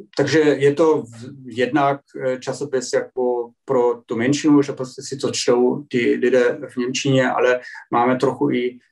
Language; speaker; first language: Czech; non-native, fluent; German